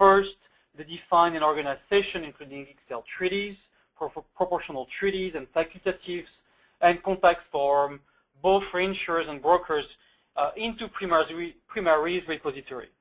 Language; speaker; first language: English; non-native, fluent; French